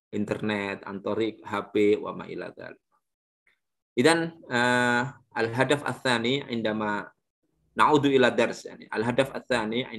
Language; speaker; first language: Arabic; non-native, fluent; Indonesian